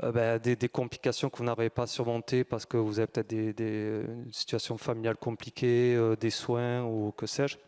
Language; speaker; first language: French; native; French